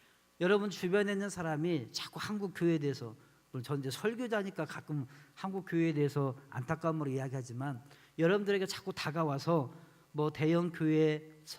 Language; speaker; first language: Korean; native; Korean